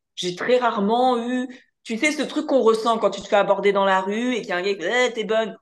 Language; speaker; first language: French; native; French